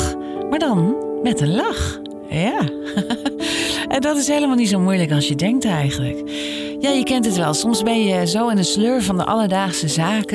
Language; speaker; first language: Dutch; native; Dutch